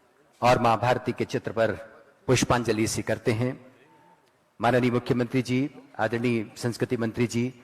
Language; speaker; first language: Hindi; native; Hindi